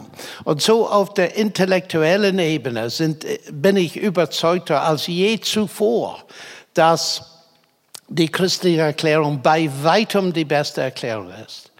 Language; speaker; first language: German; non-native, fluent; English